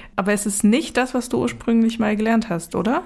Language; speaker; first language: German; native; German